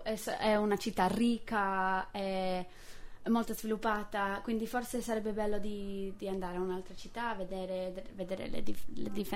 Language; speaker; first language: Italian; non-native, fluent; English